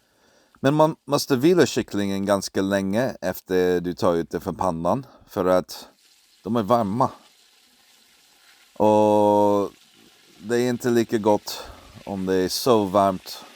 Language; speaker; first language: Swedish; non-native, fluent; English